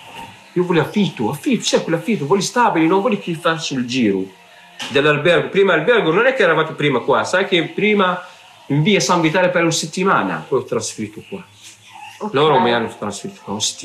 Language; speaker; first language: Italian; non-native, learner; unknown